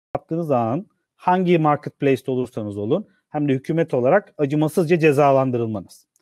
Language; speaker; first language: Turkish; native; Turkish